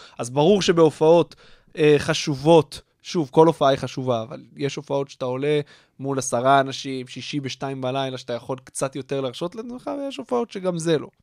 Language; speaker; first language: Hebrew; native; Hebrew